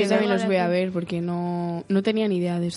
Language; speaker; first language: Spanish; native; Spanish